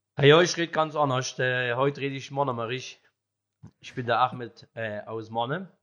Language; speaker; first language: German; early bilingual, other home language; Arabic